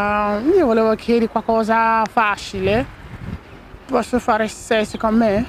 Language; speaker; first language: Italian; non-native, learner; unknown